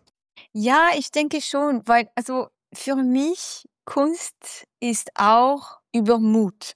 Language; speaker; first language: German; non-native, learner; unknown